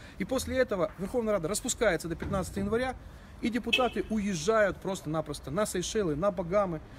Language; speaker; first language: Russian; native; Russian